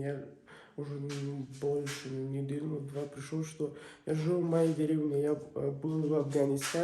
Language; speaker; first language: Russian; non-native, learner; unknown